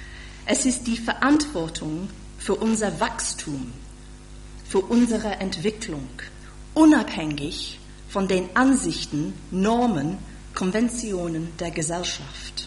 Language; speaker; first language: German; non-native, fluent; English